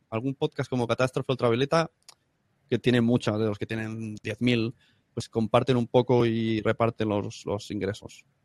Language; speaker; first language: Spanish; native; Spanish